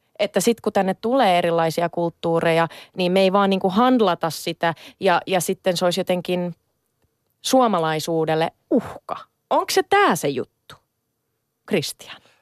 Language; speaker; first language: Finnish; native; Finnish